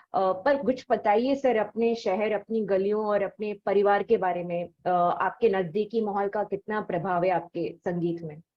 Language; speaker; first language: Hindi; non-native, local second language; Tamil